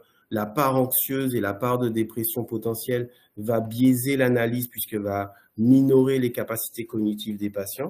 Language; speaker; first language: French; native; French